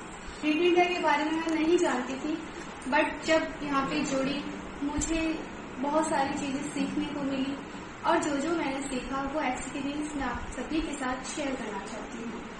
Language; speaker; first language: Hindi; native; Hindi